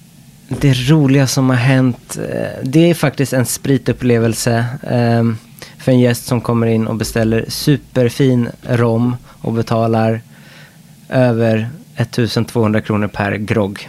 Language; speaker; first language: Swedish; non-native, fluent; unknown